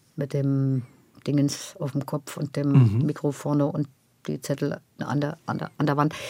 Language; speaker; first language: German; native; German